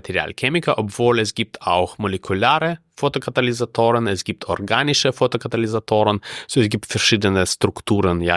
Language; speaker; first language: German; non-native, fluent; Russian